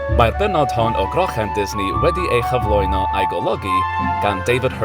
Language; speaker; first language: Welsh; non-native, fluent; English